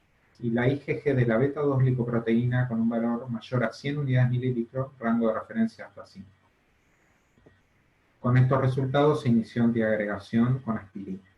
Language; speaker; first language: Spanish; native; Spanish